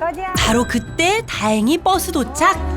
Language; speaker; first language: Korean; native; Korean